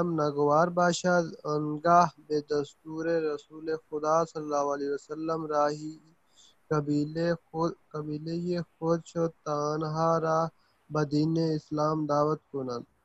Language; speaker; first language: Persian; non-native, learner; Urdu